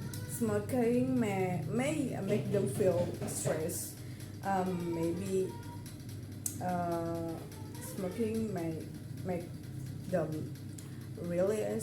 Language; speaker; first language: English; non-native, learner; Indonesian